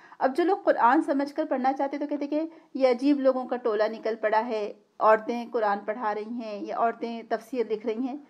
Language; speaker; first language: Urdu; native; Urdu